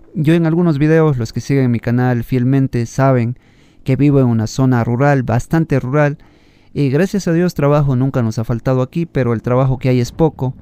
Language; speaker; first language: Spanish; native; Spanish